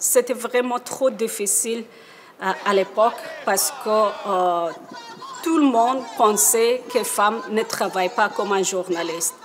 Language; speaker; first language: French; non-native, learner; Persian